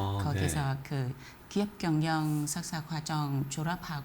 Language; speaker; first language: Korean; non-native, fluent; Vietnamese